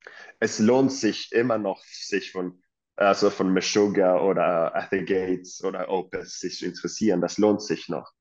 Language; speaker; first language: German; non-native, fluent; Swedish